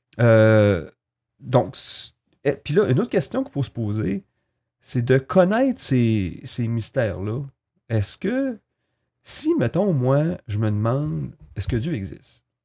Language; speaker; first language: French; native; French